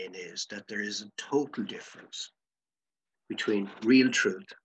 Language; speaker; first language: English; native; English